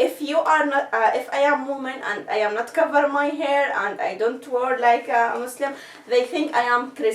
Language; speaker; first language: English; non-native, learner; Arabic